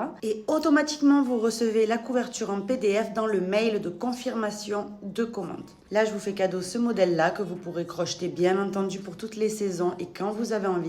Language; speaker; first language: French; native; French